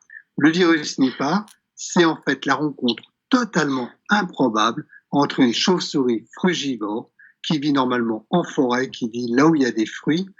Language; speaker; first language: French; native; French